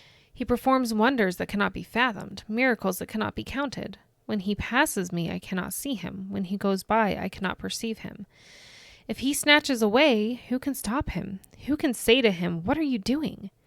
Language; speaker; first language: English; native; English